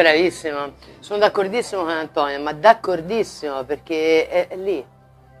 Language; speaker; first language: Italian; native; Italian